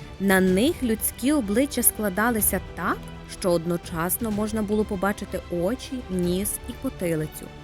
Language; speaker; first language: Ukrainian; native; Ukrainian